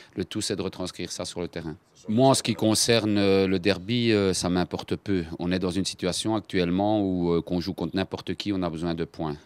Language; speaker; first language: French; native; French